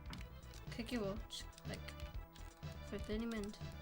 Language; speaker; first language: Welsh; non-native, local second language; English